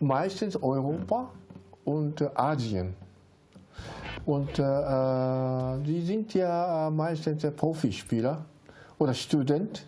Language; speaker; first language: German; non-native, learner; Japanese